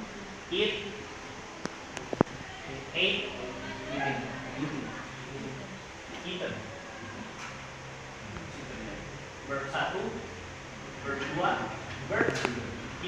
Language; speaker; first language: English; non-native, learner; Indonesian